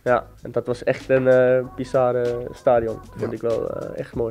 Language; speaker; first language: Dutch; non-native, fluent; Danish